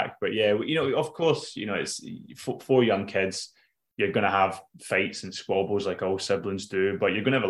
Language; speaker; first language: English; native; English